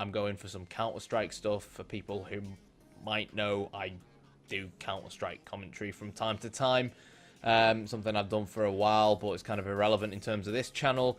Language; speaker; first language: English; native; English